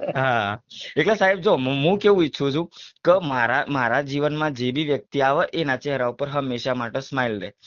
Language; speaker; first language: Gujarati; native; Gujarati